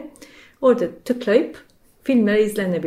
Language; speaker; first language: Turkish; non-native, fluent; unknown